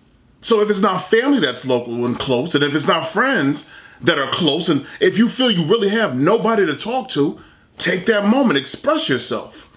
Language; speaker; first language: English; native; English